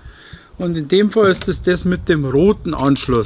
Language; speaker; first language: German; native; German